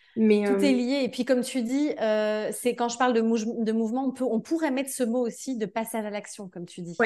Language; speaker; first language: French; native; French